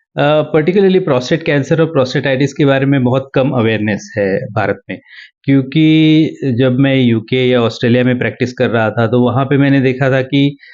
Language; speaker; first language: Hindi; non-native, local second language; Marathi